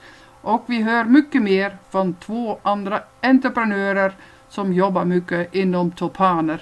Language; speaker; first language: Swedish; non-native, fluent; Dutch